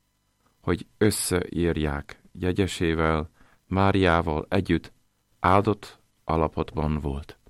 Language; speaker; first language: Hungarian; non-native, fluent; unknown